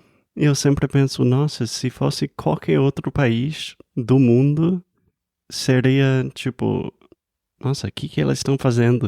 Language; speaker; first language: Portuguese; non-native, fluent; English